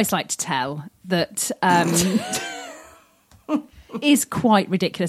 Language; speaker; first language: English; native; English